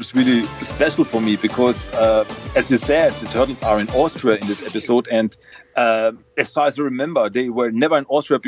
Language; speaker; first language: English; non-native, fluent; German